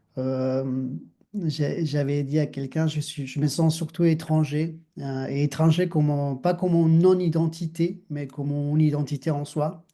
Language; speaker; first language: French; non-native, fluent; Spanish